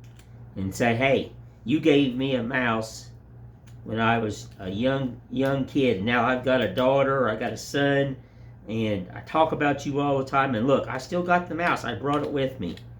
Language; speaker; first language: English; native; English